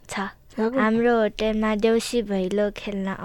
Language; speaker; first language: Nepali; early bilingual, other home language; Chinese